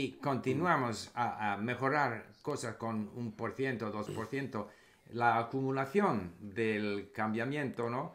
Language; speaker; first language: Spanish; non-native, fluent; English